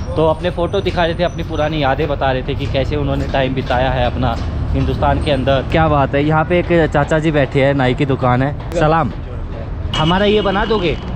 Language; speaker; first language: Hindi; native; Hindi